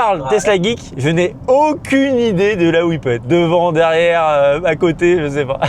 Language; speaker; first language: French; native; French